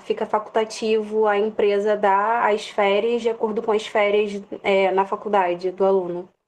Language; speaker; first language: Portuguese; native; Portuguese